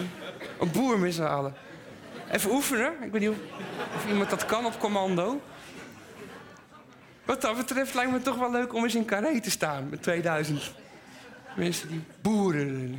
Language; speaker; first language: Dutch; native; Dutch